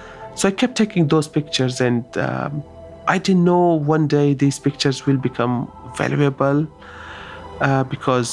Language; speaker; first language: English; non-native, local second language; Hazaragi